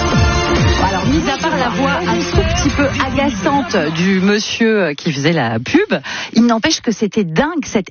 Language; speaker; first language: French; native; French